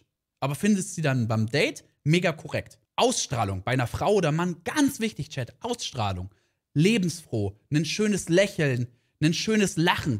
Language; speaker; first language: German; native; German